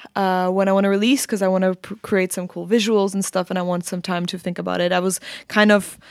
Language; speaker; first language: English; non-native, fluent; Czech